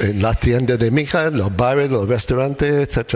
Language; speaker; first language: Spanish; non-native, learner; English